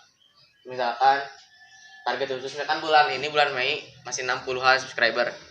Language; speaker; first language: Indonesian; non-native, local second language; Sundanese